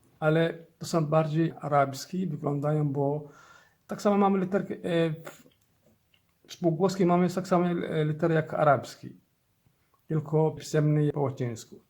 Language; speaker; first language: Polish; non-native, learner; Somali